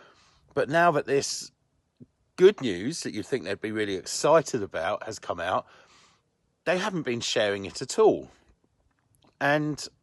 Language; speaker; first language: English; native; English